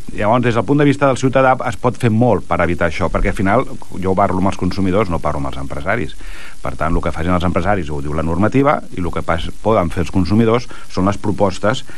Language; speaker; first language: Catalan; native; Catalan